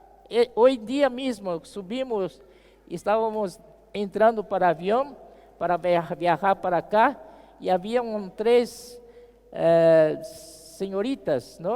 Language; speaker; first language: Spanish; non-native, fluent; Portuguese